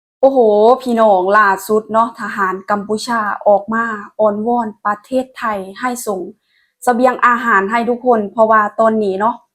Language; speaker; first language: Thai; non-native, local second language; Lao